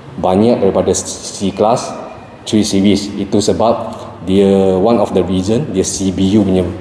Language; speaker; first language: Malay; non-native, local second language; Chinese